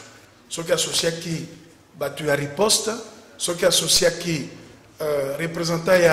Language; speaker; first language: French; non-native, local second language; Lingala